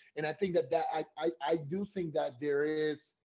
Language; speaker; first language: English; early bilingual, other home language; Spanish